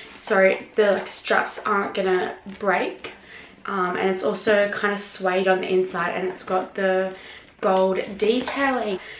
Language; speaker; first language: English; native; English